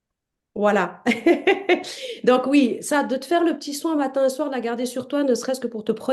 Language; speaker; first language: French; native; French